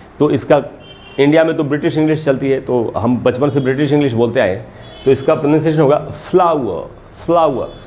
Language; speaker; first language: Hindi; native; Hindi